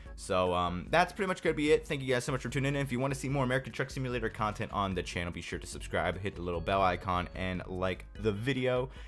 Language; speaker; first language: English; native; English